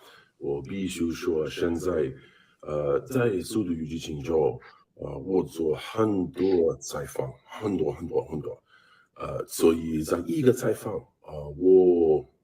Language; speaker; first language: Chinese; non-native, learner; English